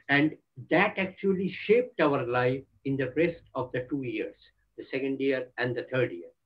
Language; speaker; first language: English; non-native, local second language; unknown